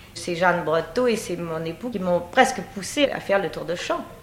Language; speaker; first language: French; native; French